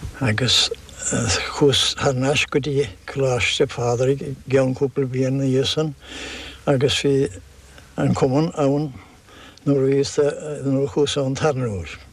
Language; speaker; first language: Irish; non-native, local second language; English